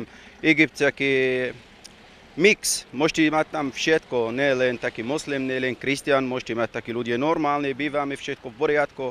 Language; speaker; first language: Slovak; non-native, learner; Arabic